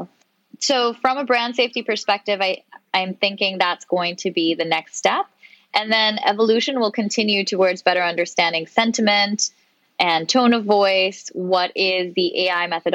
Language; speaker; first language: English; non-native, local second language; Urdu